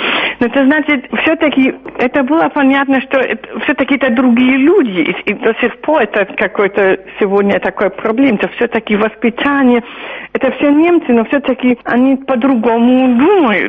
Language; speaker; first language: Russian; non-native, fluent; German